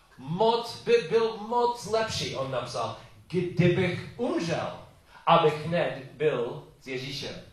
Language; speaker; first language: Czech; non-native, learner; English